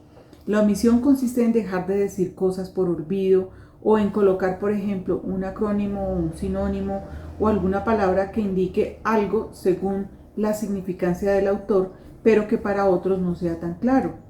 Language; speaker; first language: Spanish; native; Spanish